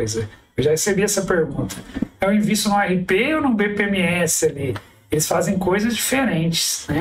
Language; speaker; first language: Portuguese; native; Portuguese